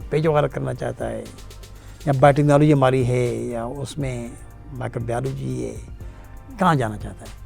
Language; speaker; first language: Urdu; non-native, local second language; Pashto